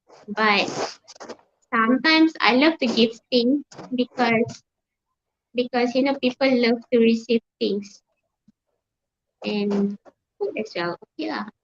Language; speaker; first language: English; non-native, fluent; Malay